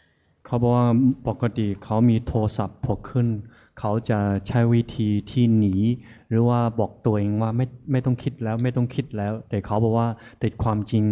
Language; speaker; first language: Thai; non-native, fluent; Chinese